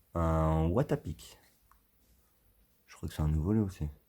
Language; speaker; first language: French; native; French